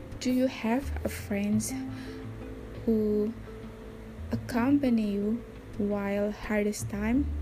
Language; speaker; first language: English; non-native, learner; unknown